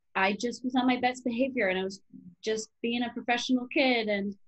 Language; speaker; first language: English; native; English